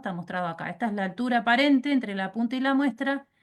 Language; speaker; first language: Spanish; native; Spanish